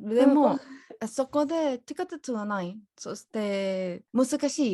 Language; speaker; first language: Japanese; non-native, learner; Spanish